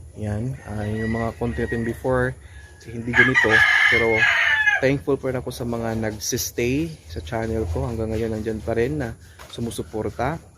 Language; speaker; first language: Filipino; non-native, local second language; Cebuano